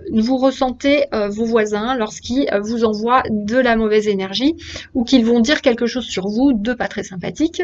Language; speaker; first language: French; native; French